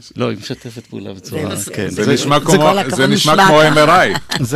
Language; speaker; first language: Hebrew; native; Hebrew